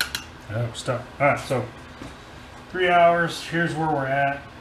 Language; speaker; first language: English; native; English